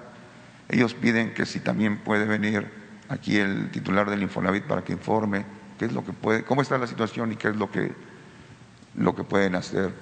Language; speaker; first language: Spanish; native; Spanish